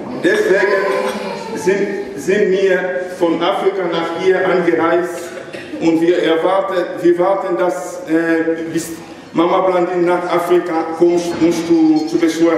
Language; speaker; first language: German; non-native, learner; Lingala